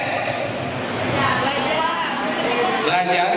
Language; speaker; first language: Indonesian; native; Indonesian